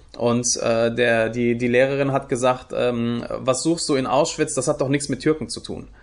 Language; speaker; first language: German; early bilingual, other home language; Turkish